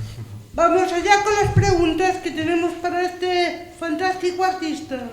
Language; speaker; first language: Spanish; native; Spanish